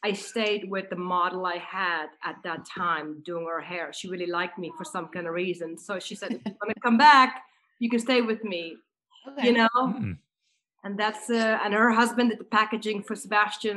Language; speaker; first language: English; non-native, fluent; Dutch